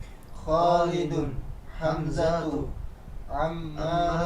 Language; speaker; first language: Arabic; non-native, learner; Indonesian